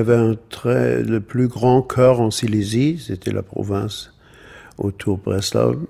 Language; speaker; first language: French; non-native, fluent; German